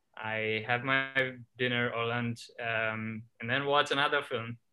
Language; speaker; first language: English; non-native, local second language; Gujarati